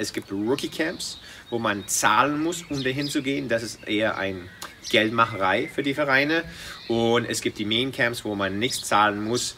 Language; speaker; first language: German; non-native, fluent; English